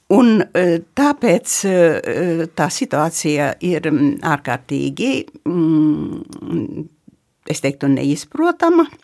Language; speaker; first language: Latvian; native; Latvian